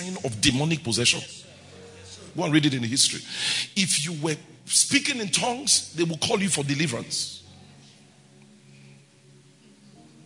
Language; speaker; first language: English; non-native, local second language; Bini